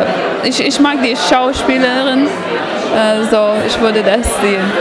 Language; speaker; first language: German; non-native, learner; Persian